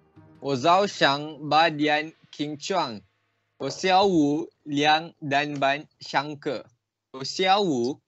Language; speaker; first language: Chinese; non-native, learner; Malay